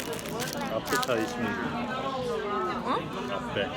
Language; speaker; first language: Korean; non-native, learner; Norwegian